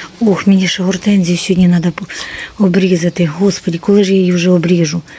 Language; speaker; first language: Ukrainian; non-native, local second language; Russian